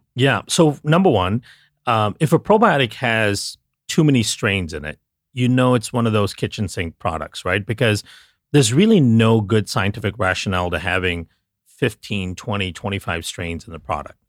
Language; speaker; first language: English; non-native, local second language; Tamil